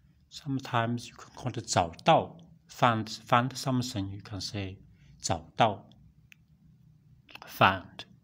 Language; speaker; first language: English; non-native, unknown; Chinese